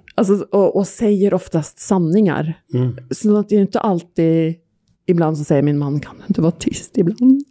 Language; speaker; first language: Swedish; non-native, fluent; Norwegian